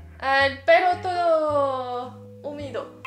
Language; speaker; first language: Spanish; early bilingual, heritage; French